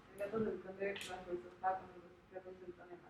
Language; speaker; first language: Spanish; native; Spanish